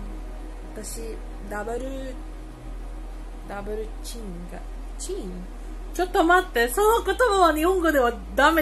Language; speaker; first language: Japanese; non-native, learner; Filipino